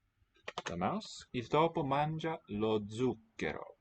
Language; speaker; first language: Italian; non-native, learner; English